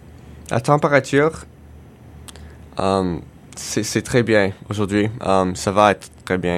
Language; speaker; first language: French; non-native, learner; English